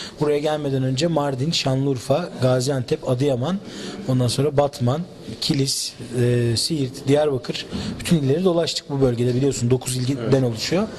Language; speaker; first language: Turkish; native; Turkish